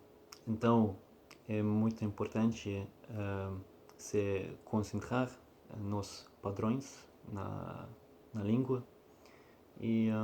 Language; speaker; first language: Portuguese; non-native, learner; Russian